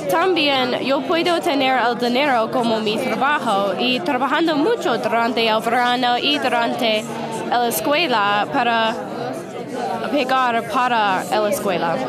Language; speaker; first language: Spanish; non-native, learner; English